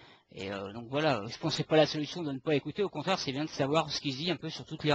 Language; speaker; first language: French; native; French